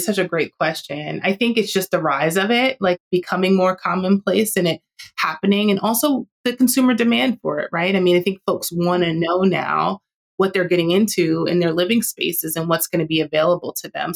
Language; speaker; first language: English; native; English